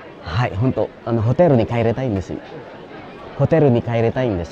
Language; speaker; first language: Japanese; non-native, learner; Filipino